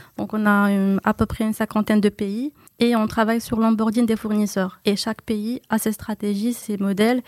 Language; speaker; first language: French; non-native, local second language; Arabic